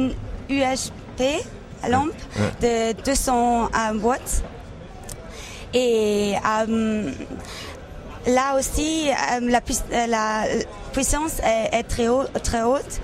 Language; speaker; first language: French; non-native, local second language; Dutch